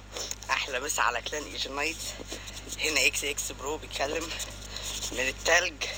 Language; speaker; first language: Arabic; native; Arabic